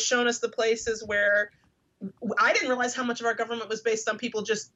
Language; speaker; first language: English; native; English